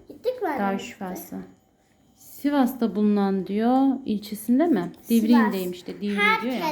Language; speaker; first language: Turkish; native; Turkish